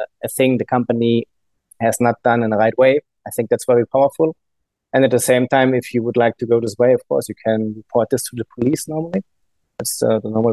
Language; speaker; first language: English; non-native, fluent; German